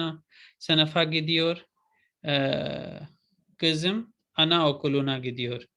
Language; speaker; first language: Turkish; non-native, fluent; Urdu